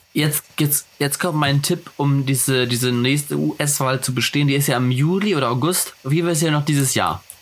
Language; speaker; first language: German; native; German